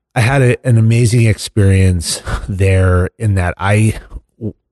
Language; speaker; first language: English; native; English